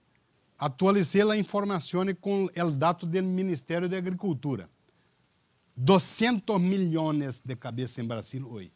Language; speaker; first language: Spanish; non-native, learner; Portuguese